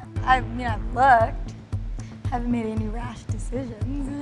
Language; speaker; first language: English; native; English